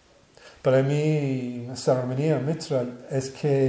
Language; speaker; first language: Spanish; non-native, learner; English